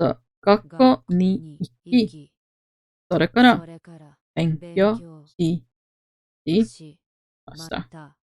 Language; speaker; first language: Japanese; non-native, learner; Norwegian